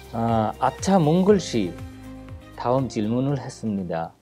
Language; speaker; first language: Korean; non-native, fluent; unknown